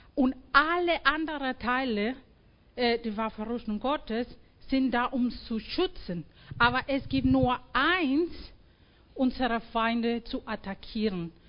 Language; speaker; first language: German; non-native, fluent; Spanish